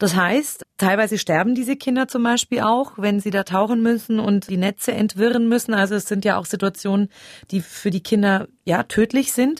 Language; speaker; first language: German; native; German